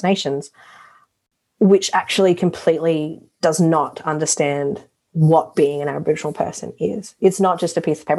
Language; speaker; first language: English; native; English